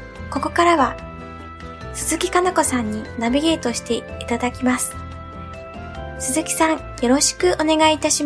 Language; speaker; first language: Japanese; native; Japanese